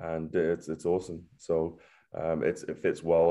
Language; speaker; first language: English; native; English